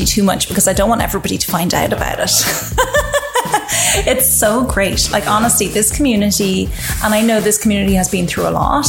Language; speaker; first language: English; native; English